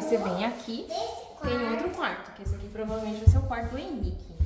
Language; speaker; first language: Portuguese; native; Portuguese